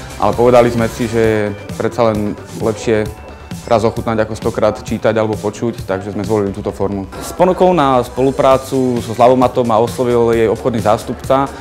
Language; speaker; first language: Slovak; native; Slovak